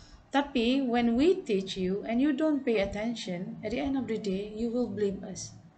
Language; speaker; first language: English; non-native, local second language; Malay